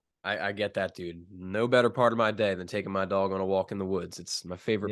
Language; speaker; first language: English; native; English